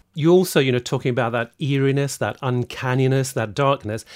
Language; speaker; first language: English; native; English